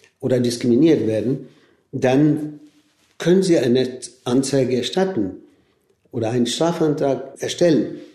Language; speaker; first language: German; non-native, fluent; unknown